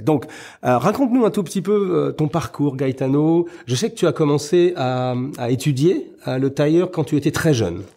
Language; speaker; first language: French; native; French